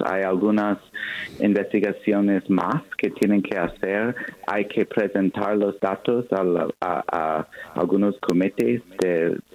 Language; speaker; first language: Spanish; non-native, fluent; English